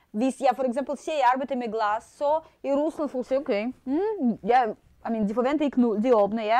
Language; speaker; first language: Danish; non-native, fluent; Russian